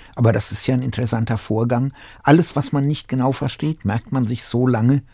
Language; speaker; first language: German; native; German